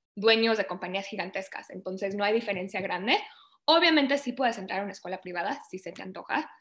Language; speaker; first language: Spanish; early bilingual, other home language; English